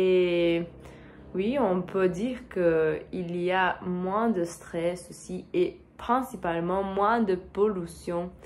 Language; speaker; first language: French; non-native, learner; Portuguese